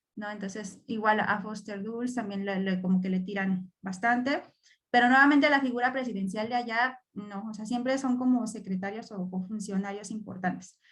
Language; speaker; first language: Spanish; native; Spanish